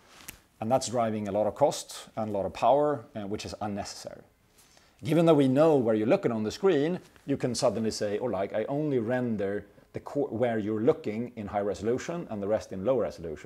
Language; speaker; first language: English; non-native, fluent; Swedish